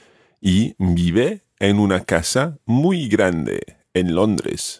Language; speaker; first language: Spanish; non-native, fluent; English